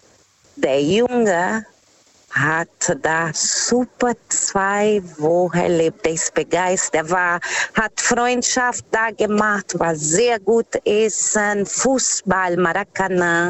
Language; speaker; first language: German; non-native, learner; Portuguese